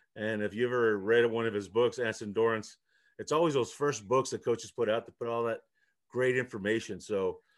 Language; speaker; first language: English; early bilingual, other home language; Spanish